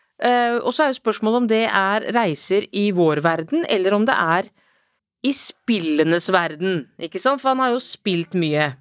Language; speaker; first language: Norwegian; native; Norwegian